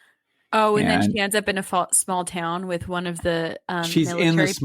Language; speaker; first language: English; native; English